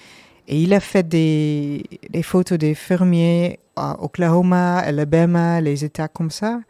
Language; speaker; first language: French; non-native, learner; Dutch